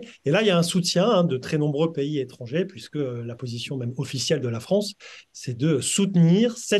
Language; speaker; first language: French; native; French